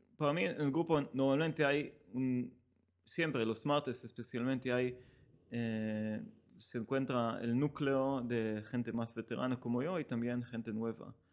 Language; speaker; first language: Spanish; non-native, learner; Hebrew